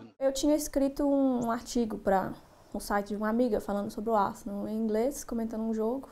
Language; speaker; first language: Portuguese; native; Portuguese